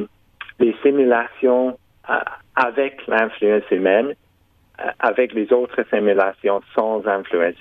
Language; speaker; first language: French; non-native, local second language; English